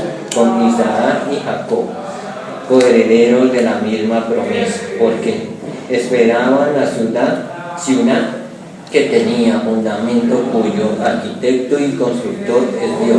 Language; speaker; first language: Spanish; native; Spanish